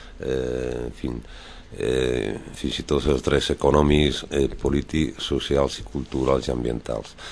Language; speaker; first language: Catalan; non-native, local second language; Spanish